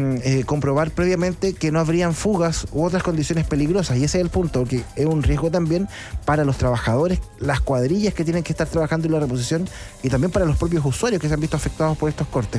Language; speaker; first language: Spanish; native; Spanish